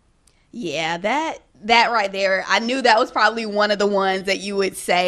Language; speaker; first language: English; native; English